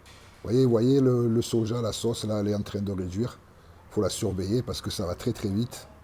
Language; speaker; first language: French; native; French